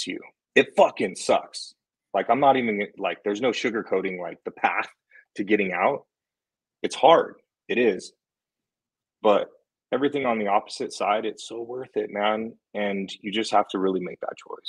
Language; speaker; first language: English; native; English